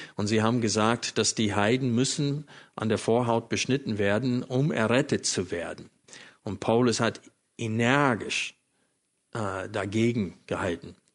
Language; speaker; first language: German; non-native, fluent; English